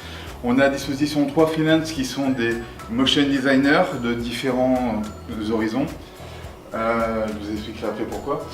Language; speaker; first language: French; native; French